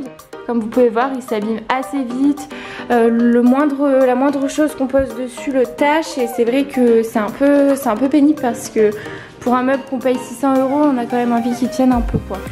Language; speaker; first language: French; native; French